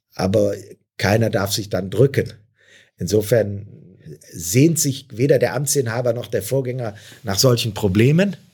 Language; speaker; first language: German; native; German